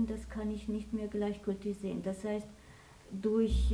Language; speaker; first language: German; non-native, fluent; Armenian